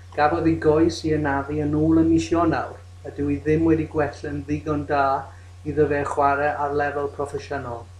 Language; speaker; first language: Welsh; non-native, local second language; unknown